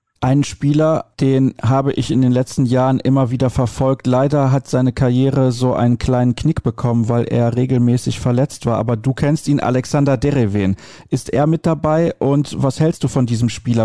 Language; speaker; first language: German; native; German